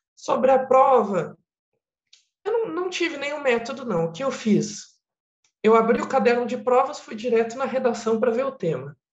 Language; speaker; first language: Portuguese; native; Portuguese